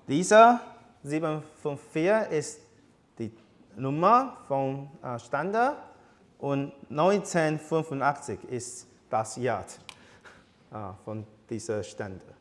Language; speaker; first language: German; non-native, fluent; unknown